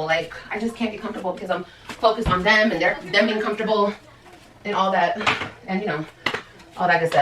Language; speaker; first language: English; native; English